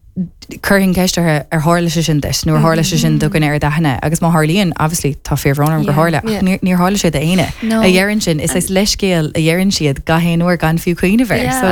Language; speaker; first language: Irish; non-native, local second language; English